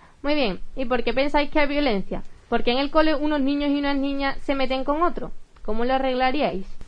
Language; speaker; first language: Spanish; native; Spanish